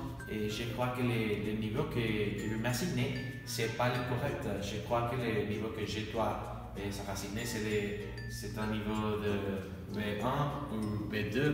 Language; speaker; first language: French; non-native, learner; Spanish